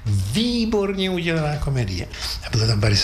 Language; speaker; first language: Czech; native; Czech